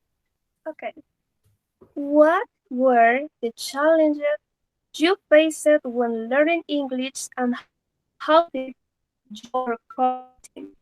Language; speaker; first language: English; non-native, learner; Spanish